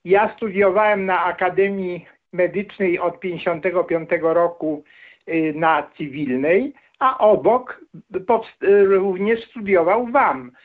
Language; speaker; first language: Polish; native; Polish